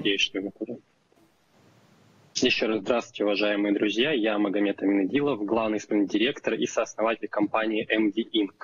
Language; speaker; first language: Russian; native; Russian